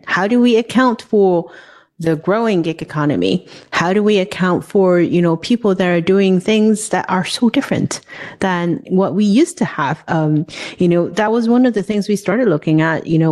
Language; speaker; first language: English; non-native, local second language; Cantonese